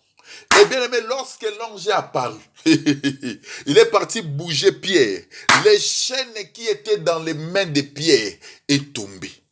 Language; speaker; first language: French; non-native, local second language; Lingala